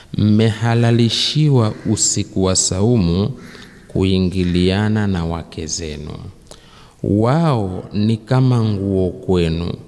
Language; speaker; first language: Swahili; native; Swahili